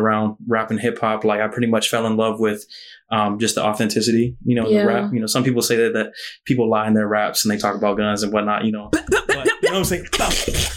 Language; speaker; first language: English; native; English